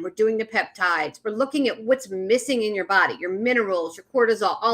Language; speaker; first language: English; native; English